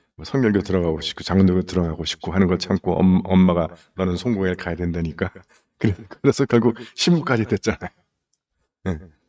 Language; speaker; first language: Korean; native; Korean